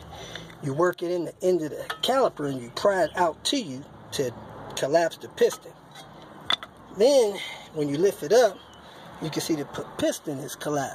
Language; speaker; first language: English; native; English